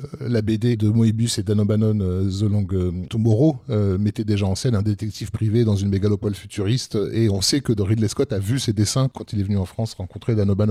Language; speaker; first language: French; native; French